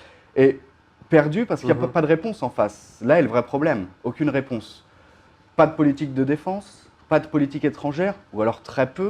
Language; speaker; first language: French; native; French